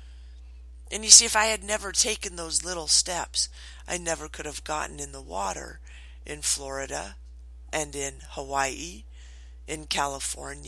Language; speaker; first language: English; native; English